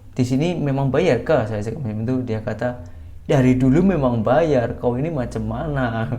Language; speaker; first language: Indonesian; native; Indonesian